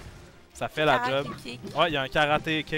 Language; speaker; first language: French; native; French